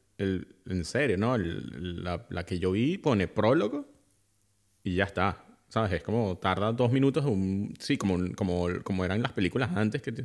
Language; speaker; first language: Spanish; native; Spanish